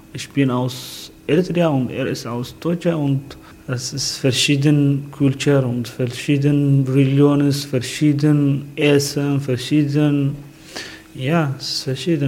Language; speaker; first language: German; non-native, learner; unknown